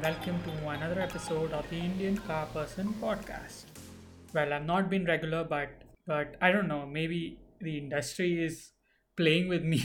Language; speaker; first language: English; non-native, local second language; Hindi